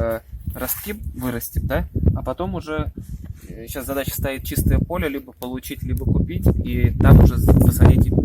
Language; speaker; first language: Russian; native; Russian